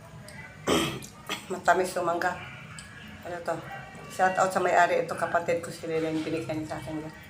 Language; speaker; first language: Filipino; non-native, local second language; Cebuano